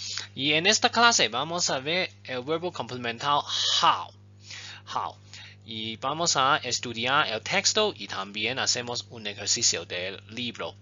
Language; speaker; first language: Spanish; non-native, fluent; Chinese